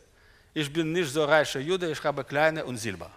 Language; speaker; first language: German; non-native, learner; Russian